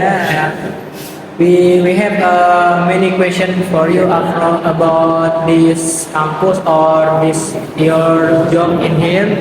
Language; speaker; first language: English; non-native, learner; Indonesian